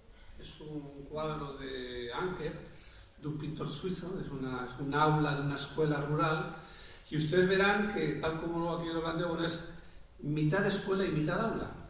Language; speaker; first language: Spanish; native; Spanish